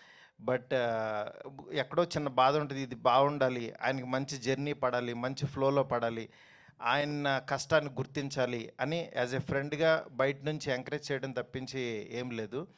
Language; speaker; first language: Telugu; native; Telugu